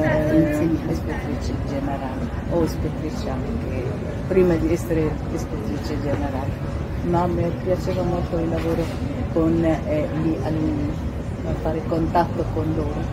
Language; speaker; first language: Italian; non-native, fluent; Arabic